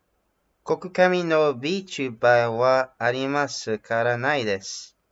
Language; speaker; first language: Japanese; non-native, learner; English